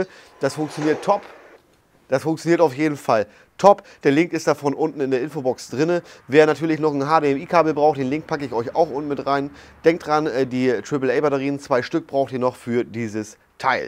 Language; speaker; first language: German; native; German